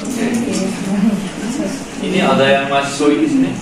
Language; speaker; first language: Indonesian; non-native, fluent; Turkish